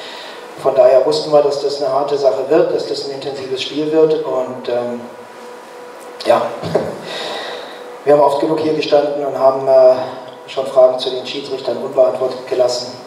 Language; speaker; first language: German; native; German